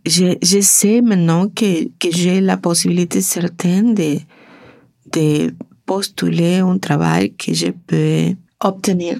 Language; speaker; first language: French; non-native, learner; Spanish